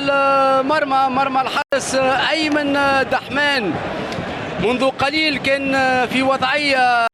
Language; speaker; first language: Arabic; native; Arabic